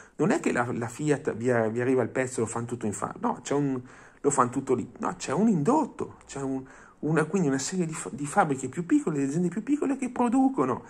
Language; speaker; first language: Italian; non-native, fluent; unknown